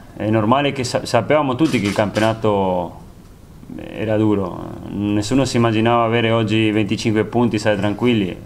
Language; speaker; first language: Italian; non-native, fluent; Spanish